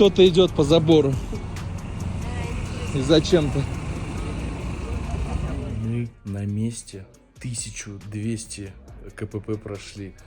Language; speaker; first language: Russian; native; Russian